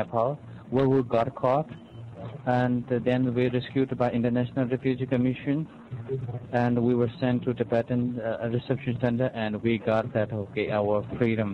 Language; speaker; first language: English; non-native, fluent; Chinese